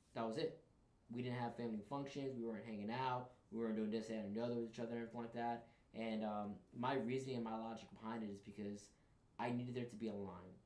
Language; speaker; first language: English; native; English